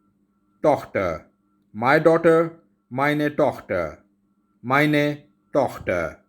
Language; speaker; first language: German; non-native, learner; Urdu